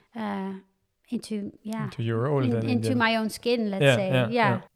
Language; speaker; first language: English; non-native, fluent; Dutch